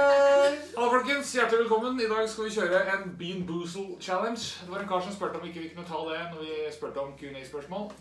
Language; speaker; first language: Norwegian; native; Norwegian